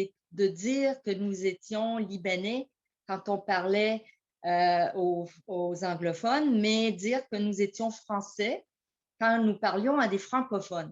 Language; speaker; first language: French; early bilingual, heritage; French